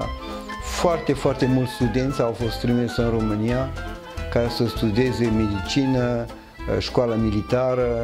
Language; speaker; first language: Romanian; early bilingual, heritage; French